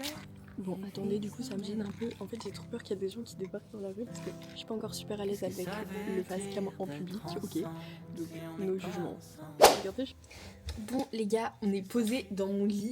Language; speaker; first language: French; native; French